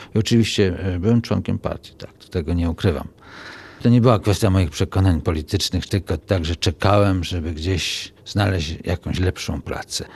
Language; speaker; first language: Polish; native; Polish